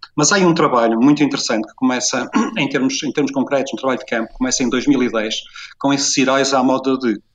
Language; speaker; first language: Portuguese; native; Portuguese